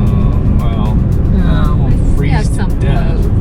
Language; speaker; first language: English; native; English